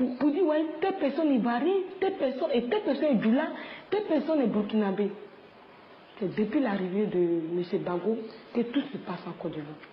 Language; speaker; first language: French; non-native, local second language; Dyula